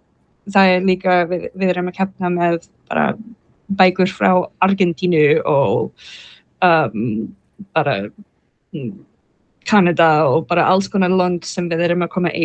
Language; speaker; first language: Icelandic; non-native, learner; English